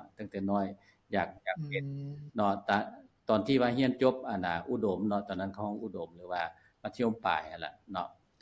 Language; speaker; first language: Lao; native; Lao